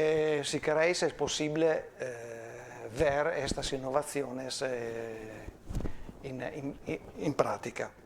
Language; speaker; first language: Spanish; non-native, fluent; Italian